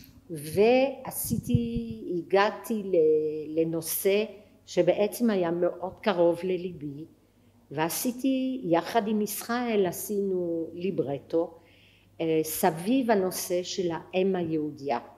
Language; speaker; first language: Hebrew; non-native, fluent; French